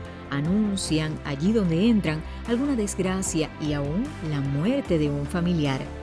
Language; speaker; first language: Spanish; native; Spanish